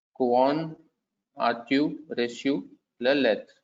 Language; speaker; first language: French; non-native, learner; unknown